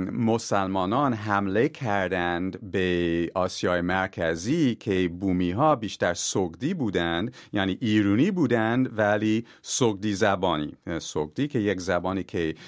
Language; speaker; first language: Persian; non-native, fluent; English